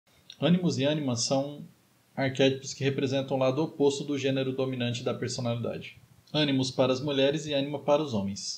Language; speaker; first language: Portuguese; native; Portuguese